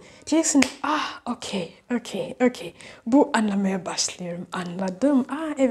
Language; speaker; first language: Turkish; non-native, learner; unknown